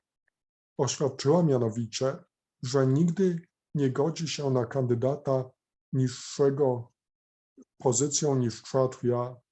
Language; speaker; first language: Polish; native; Polish